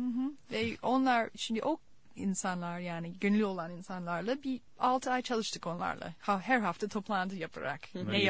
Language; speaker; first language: Turkish; non-native, fluent; English